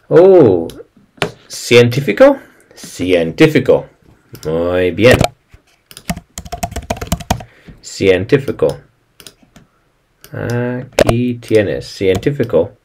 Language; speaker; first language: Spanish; non-native, learner; English